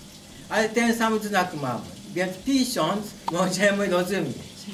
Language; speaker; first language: Polish; non-native, learner; Japanese